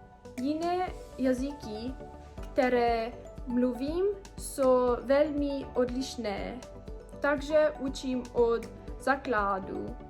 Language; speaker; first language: Czech; non-native, learner; English